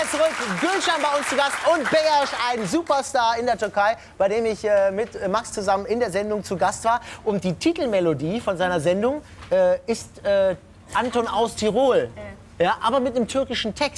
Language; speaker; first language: German; native; German